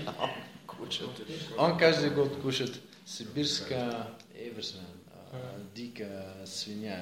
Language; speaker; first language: Russian; non-native, learner; Dutch